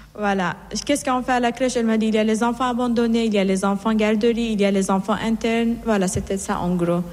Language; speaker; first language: French; non-native, fluent; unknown